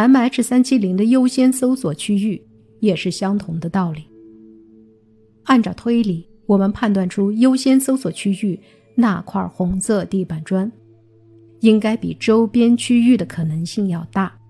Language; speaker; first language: Chinese; native; Chinese